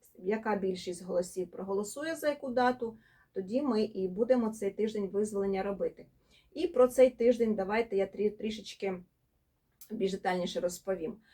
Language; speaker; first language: Ukrainian; non-native, local second language; Russian